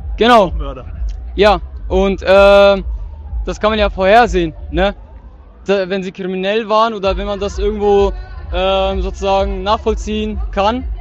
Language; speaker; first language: German; non-native, fluent; Arabic